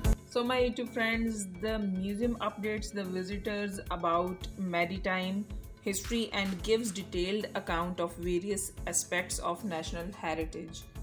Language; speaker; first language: English; non-native, local second language; Urdu